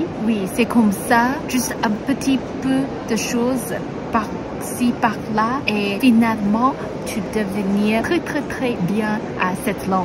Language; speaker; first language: French; non-native, learner; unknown